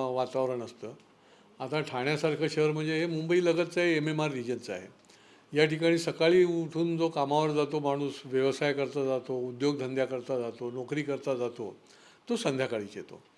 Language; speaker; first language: Marathi; native; Marathi